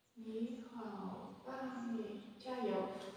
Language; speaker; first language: Chinese; non-native, fluent; Vietnamese